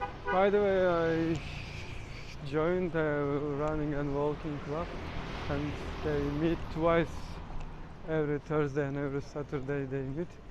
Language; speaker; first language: English; non-native, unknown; Turkish